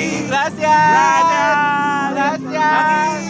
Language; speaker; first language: Spanish; non-native, learner; Filipino